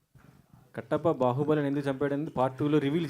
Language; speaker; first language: Telugu; native; Telugu